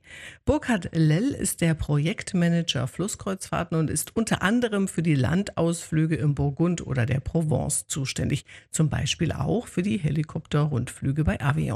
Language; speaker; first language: German; native; German